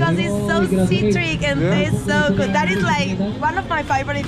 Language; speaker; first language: English; non-native, learner; Spanish